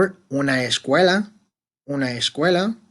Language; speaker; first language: Spanish; non-native, fluent; Arabic